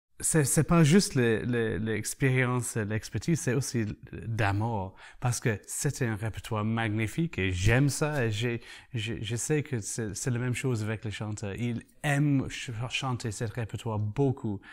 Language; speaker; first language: French; non-native, learner; English